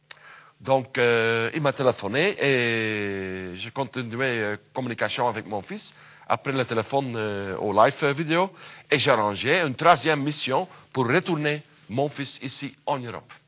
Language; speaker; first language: French; non-native, learner; Dutch